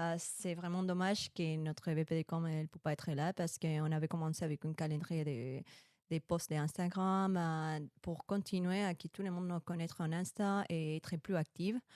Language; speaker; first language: French; non-native, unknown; Spanish